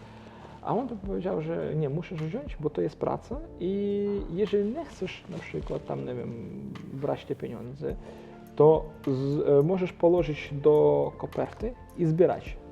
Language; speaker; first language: Polish; non-native, local second language; Ukrainian